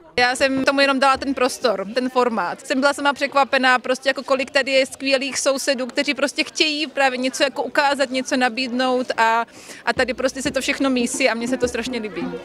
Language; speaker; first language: Czech; native; Czech